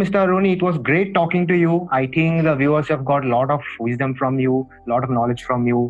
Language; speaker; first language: English; non-native, local second language; Assamese